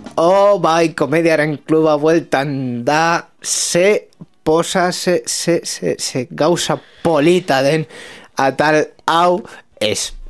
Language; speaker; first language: Basque; non-native, local second language; Spanish